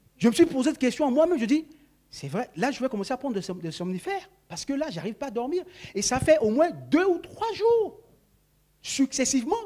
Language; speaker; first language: French; non-native, local second language; Sango